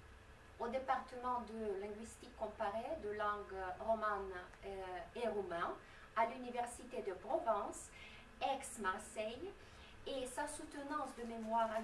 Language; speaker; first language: French; non-native, fluent; Romanian